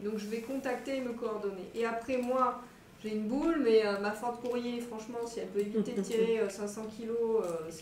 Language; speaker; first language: French; native; French